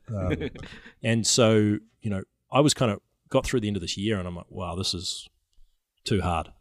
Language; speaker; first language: English; native; English